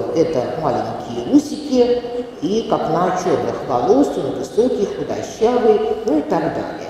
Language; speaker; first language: Russian; native; Russian